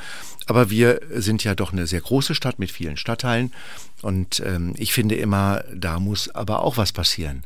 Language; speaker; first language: German; native; German